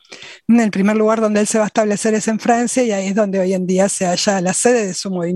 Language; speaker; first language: Spanish; native; Spanish